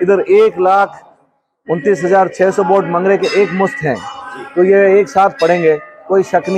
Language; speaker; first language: Hindi; non-native, local second language; Marwari